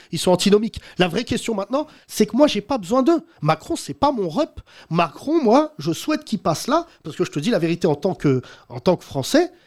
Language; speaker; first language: French; early bilingual, other home language; Arabic